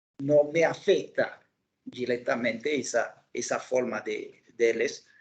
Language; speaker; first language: Portuguese; non-native, local second language; Haitian Creole